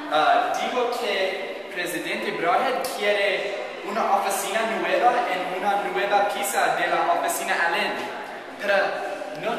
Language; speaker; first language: Spanish; non-native, learner; English